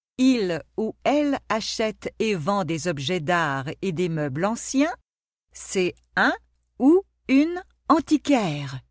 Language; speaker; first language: French; non-native, local second language; Arabic